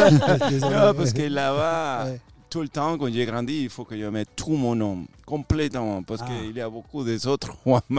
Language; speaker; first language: French; non-native, fluent; Spanish